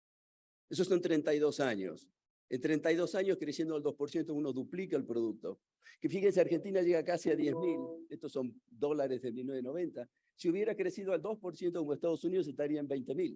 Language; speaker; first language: Spanish; native; Spanish